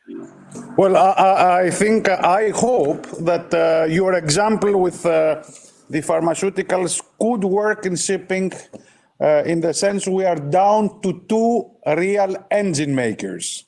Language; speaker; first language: English; non-native, fluent; Greek